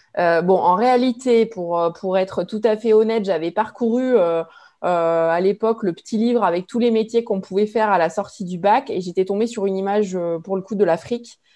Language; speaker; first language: French; native; French